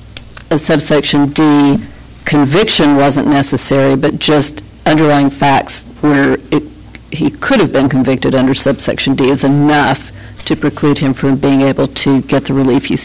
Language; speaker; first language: English; native; English